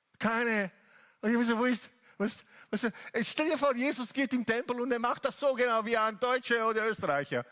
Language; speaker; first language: German; non-native, fluent; Italian